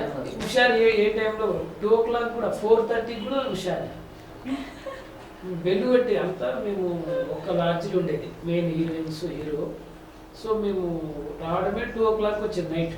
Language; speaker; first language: Telugu; native; Telugu